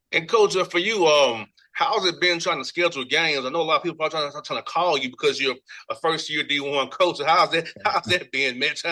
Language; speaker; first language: English; native; English